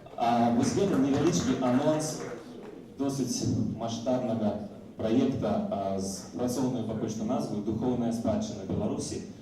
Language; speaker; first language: Belarusian; non-native, local second language; Russian